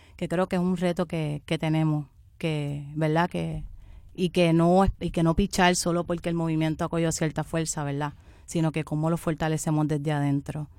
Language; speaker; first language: Spanish; native; Spanish